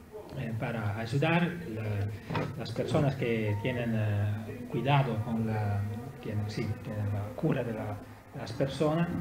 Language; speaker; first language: Spanish; non-native, learner; Italian